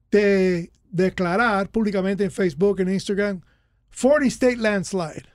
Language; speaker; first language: Spanish; early bilingual, other home language; English